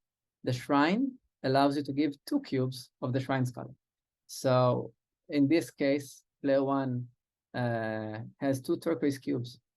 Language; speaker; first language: English; non-native, fluent; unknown